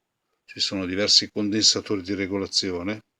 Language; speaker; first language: Italian; native; Italian